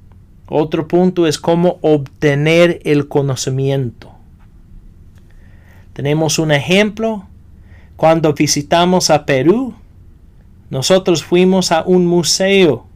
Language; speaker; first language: Spanish; non-native, fluent; English